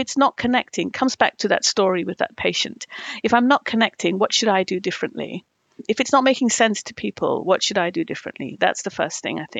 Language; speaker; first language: English; non-native, local second language; Tamil